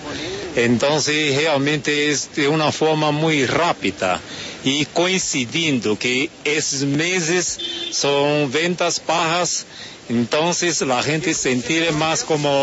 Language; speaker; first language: Spanish; non-native, fluent; Chinese